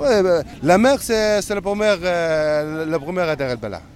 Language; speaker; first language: French; non-native, learner; Arabic